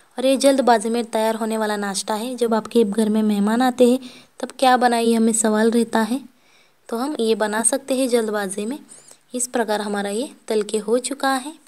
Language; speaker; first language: Hindi; non-native, local second language; Marathi